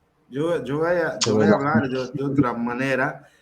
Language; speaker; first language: Spanish; non-native, local second language; Portuguese